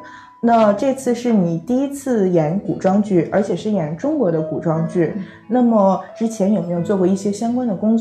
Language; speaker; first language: Chinese; native; Chinese